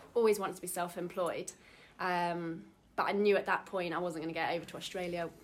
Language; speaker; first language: English; native; English